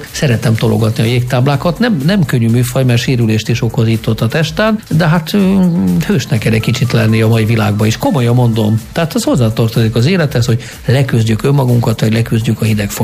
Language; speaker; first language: Hungarian; native; Hungarian